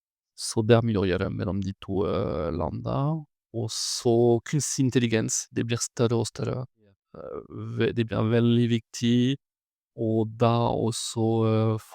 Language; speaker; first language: Norwegian; non-native, fluent; French